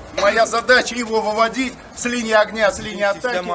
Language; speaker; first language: Russian; native; Russian